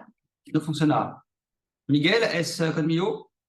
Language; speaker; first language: Spanish; non-native, fluent; French